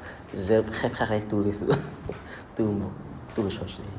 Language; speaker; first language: French; non-native, learner; Vietnamese